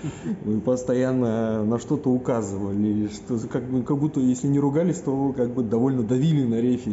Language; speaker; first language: Russian; native; Russian